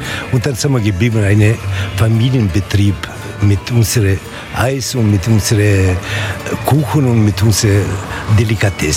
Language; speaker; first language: German; non-native, learner; Italian